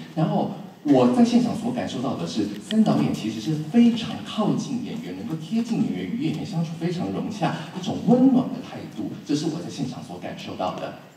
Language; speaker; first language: Chinese; native; Chinese